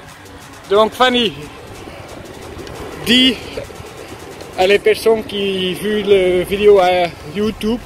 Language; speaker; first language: French; non-native, local second language; Dutch